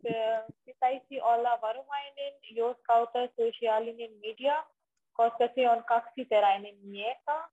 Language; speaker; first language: Finnish; non-native, learner; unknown